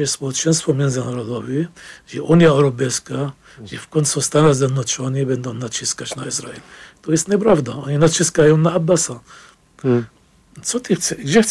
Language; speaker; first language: Polish; non-native, learner; Arabic